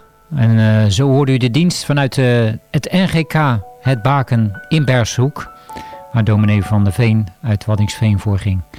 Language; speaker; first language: Dutch; native; Dutch